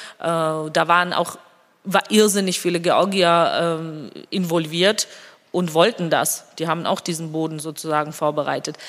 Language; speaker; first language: German; non-native, fluent; Georgian